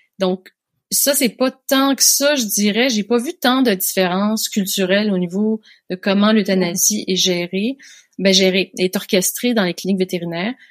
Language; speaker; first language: French; native; French